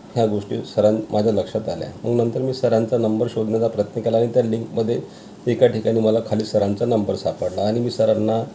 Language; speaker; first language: Marathi; native; Marathi